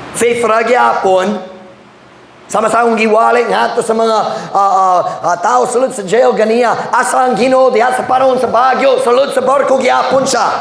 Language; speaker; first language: Cebuano; non-native, fluent; English